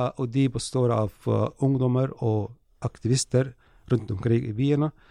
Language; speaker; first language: Norwegian; non-native, fluent; Arabic